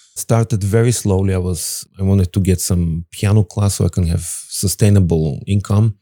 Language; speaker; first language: English; non-native, fluent; Bulgarian